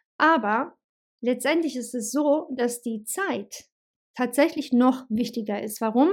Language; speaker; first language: German; early bilingual, other home language; Bosnian